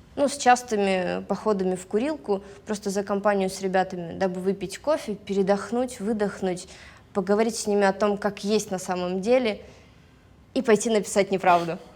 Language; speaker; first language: Russian; native; Russian